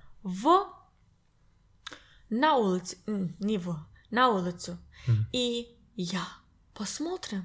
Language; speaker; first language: Russian; non-native, learner; English